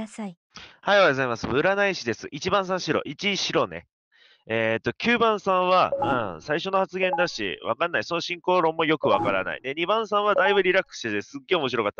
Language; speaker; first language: Japanese; native; Japanese